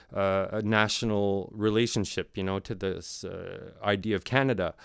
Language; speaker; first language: English; non-native, fluent; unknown